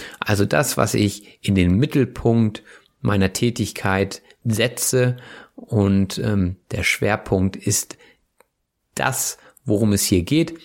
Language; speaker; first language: German; native; German